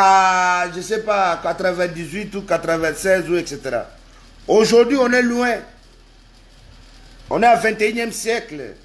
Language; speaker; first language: French; non-native, local second language; Lingala